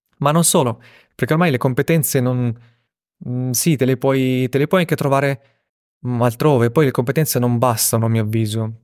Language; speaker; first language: Italian; early bilingual, other home language; Russian